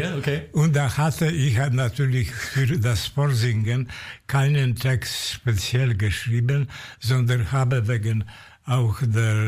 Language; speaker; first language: German; non-native, fluent; Polish